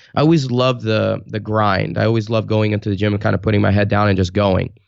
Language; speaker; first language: English; native; English